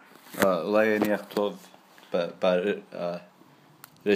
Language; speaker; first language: Hebrew; non-native, learner; English